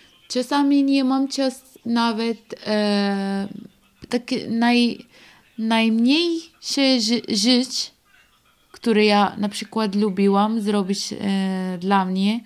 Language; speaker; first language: Polish; non-native, learner; Arabic